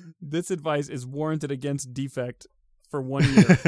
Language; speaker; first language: English; native; English